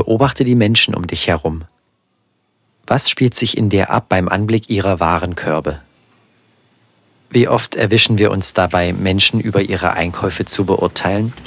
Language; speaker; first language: German; native; German